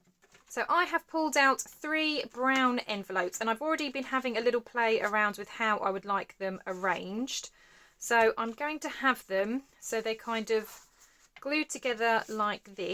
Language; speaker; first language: English; native; English